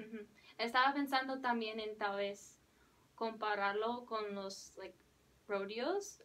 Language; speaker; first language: Spanish; non-native, learner; English